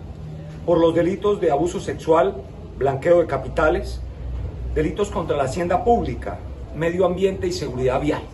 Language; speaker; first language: Spanish; native; Spanish